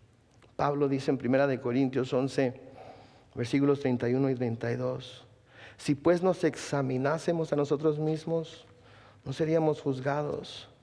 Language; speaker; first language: Spanish; native; Spanish